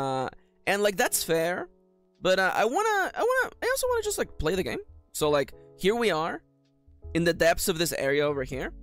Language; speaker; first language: English; native; English